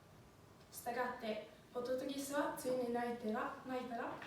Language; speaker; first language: Japanese; non-native, fluent; Swedish